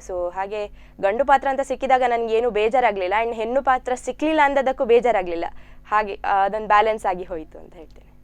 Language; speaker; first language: Kannada; non-native, local second language; Tulu